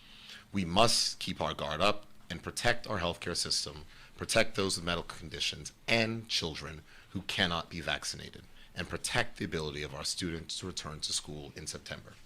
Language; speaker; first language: English; native; English